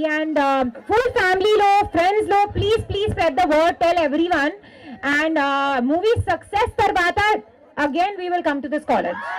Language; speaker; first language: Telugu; non-native, learner; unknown